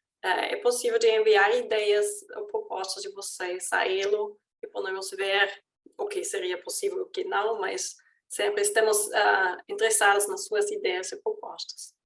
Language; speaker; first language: Portuguese; non-native, fluent; German